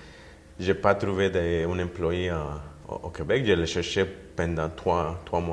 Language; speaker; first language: French; non-native, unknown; Spanish